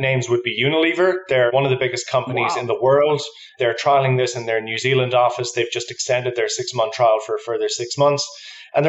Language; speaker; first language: English; native; English